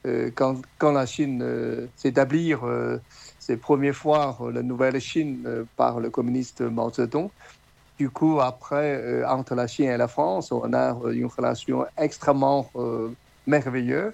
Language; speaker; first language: French; non-native, learner; Chinese